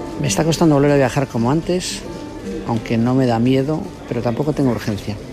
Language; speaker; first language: Spanish; native; Spanish